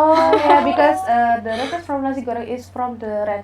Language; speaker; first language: English; non-native, learner; Indonesian